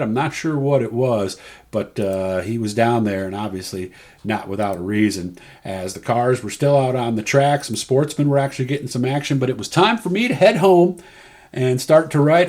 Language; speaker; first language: English; native; English